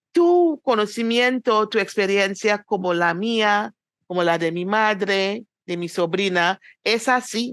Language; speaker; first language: Spanish; non-native, fluent; English